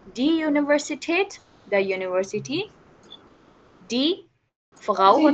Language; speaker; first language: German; non-native, learner; Hindi